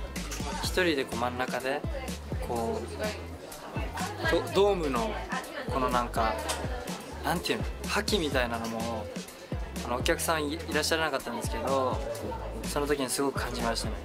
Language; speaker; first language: Japanese; native; Japanese